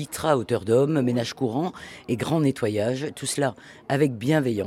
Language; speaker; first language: French; native; French